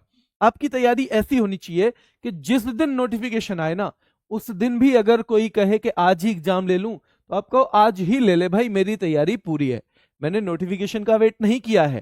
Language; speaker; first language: Hindi; native; Hindi